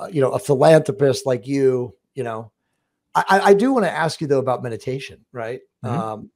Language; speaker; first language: English; native; English